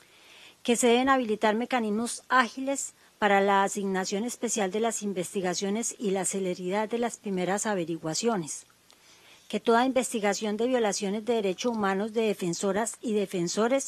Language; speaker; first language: Spanish; native; Spanish